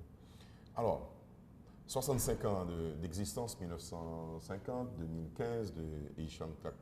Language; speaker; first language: French; non-native, local second language; Haitian Creole